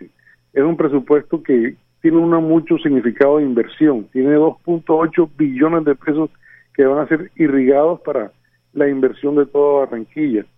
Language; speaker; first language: Spanish; native; Spanish